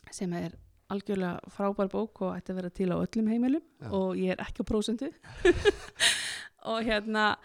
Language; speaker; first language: Icelandic; native; Icelandic